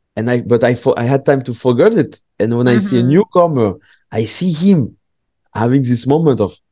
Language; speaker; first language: English; non-native, fluent; French